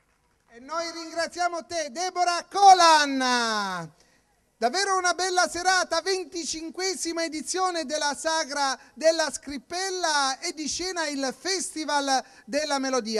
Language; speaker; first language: Italian; native; Italian